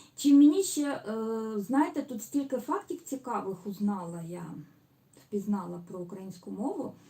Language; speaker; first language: Ukrainian; non-native, local second language; Russian